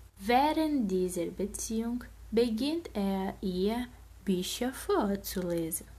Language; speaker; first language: German; non-native, learner; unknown